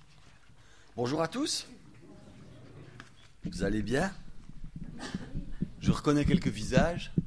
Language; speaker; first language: French; native; French